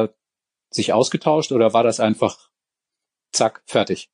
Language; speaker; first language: German; native; German